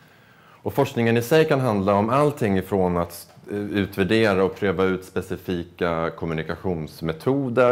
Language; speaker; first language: Swedish; native; Swedish